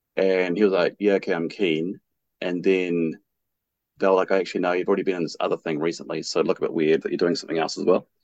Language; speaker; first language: English; native; English